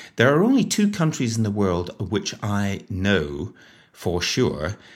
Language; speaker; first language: English; native; English